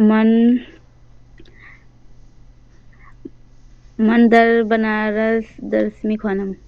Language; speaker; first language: Persian; non-native, learner; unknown